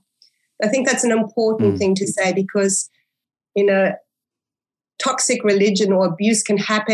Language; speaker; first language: English; early bilingual, other home language; German